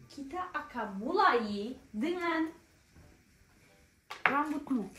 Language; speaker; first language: Indonesian; non-native, learner; Turkish